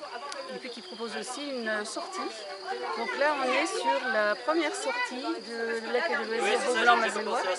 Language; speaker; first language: French; native; French